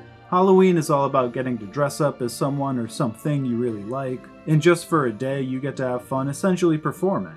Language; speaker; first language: English; native; English